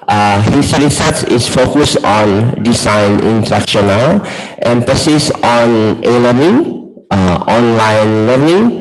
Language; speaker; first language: English; non-native, learner; Indonesian